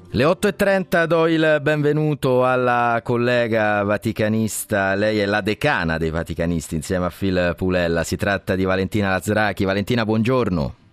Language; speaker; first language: Italian; native; Italian